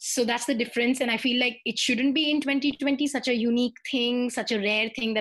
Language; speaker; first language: English; non-native, local second language; Hindi